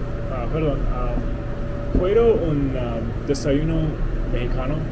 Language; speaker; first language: Spanish; non-native, learner; English